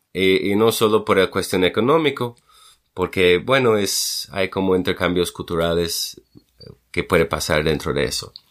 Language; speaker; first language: Spanish; non-native, fluent; English